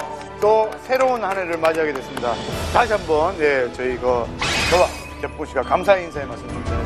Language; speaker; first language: Korean; native; Korean